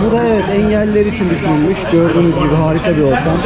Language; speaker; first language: Turkish; native; Turkish